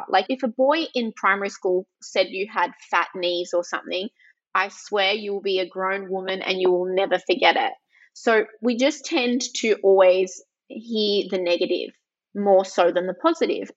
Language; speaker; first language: English; early bilingual, other home language; Greek